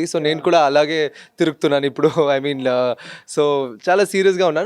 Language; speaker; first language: Telugu; non-native, fluent; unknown